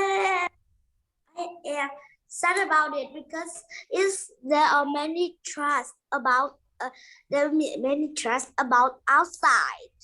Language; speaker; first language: English; non-native, learner; Vietnamese